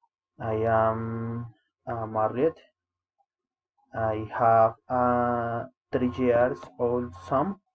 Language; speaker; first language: English; non-native, learner; Spanish